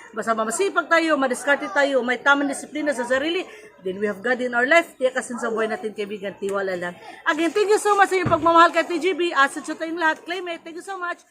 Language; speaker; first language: Filipino; non-native, local second language; Cebuano